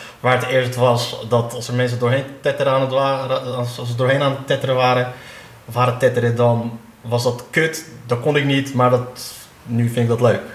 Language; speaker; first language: Dutch; early bilingual, other home language; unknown